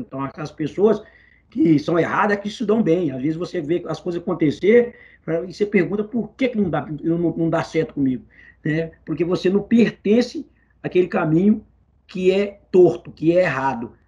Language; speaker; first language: Portuguese; native; Portuguese